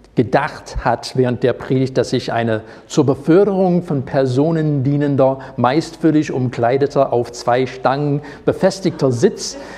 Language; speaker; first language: German; non-native, fluent; English